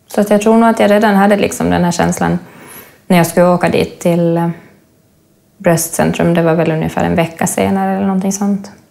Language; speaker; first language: Swedish; native; Swedish